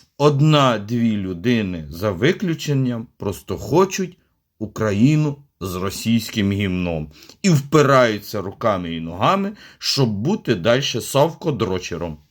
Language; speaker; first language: Ukrainian; non-native, local second language; Russian